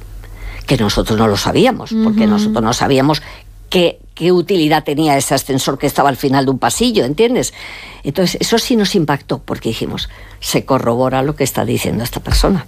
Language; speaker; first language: Spanish; native; Spanish